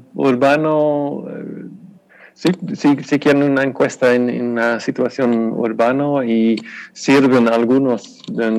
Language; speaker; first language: Spanish; non-native, fluent; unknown